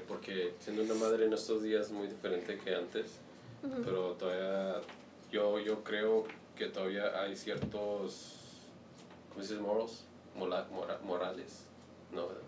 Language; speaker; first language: Spanish; early bilingual, heritage; Spanish